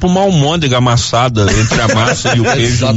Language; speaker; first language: Portuguese; native; Portuguese